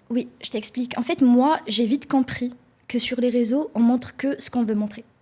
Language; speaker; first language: French; non-native, local second language; Arabic